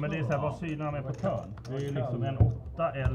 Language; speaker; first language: Swedish; native; Swedish